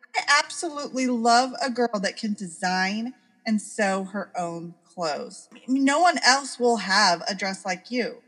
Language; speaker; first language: English; native; English